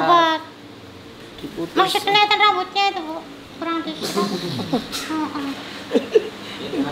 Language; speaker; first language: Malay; non-native, local second language; Javanese